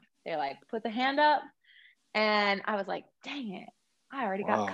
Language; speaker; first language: English; native; English